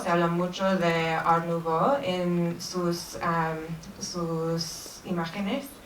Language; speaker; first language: Spanish; non-native, fluent; English